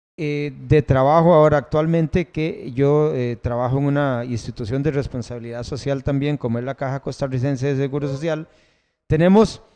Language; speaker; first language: Spanish; native; Spanish